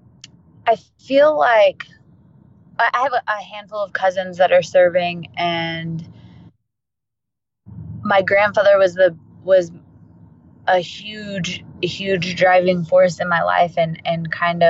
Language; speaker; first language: English; native; English